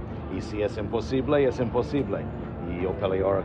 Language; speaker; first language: Spanish; non-native, learner; English